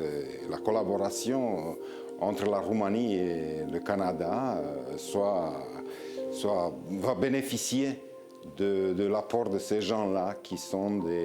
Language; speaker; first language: French; non-native, fluent; Romanian